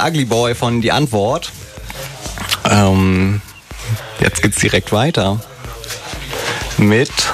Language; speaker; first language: German; native; German